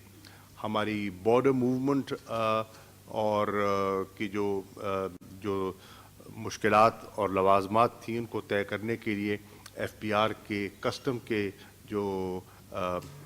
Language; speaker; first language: Urdu; non-native, local second language; Saraiki